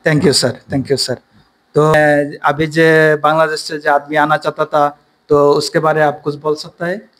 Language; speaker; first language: Hindi; non-native, learner; Bangla